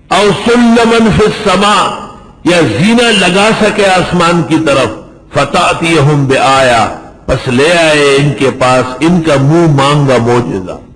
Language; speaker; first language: Urdu; non-native, local second language; Pashto